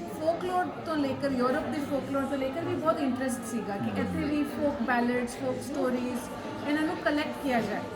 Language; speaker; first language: Punjabi; non-native, local second language; Hindi